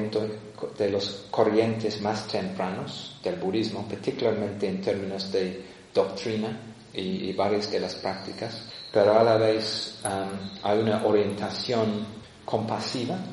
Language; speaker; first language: Spanish; non-native, fluent; English